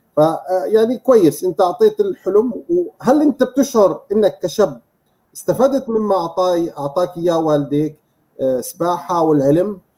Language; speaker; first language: Arabic; native; Arabic